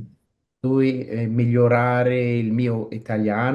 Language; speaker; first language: Italian; non-native, learner; English